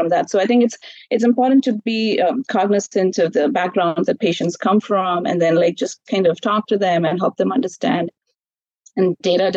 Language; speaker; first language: English; non-native, local second language; Malayalam